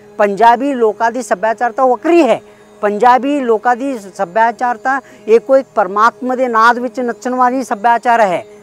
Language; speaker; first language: Punjabi; non-native, fluent; Kannada